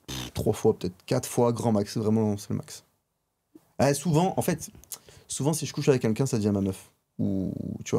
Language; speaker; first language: French; native; French